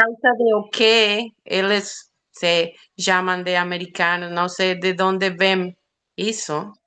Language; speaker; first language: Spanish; non-native, learner; Portuguese